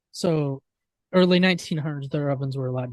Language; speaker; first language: English; native; English